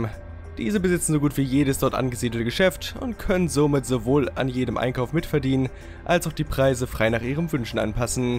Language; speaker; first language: German; native; German